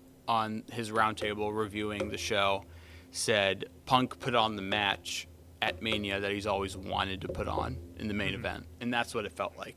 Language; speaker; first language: English; native; English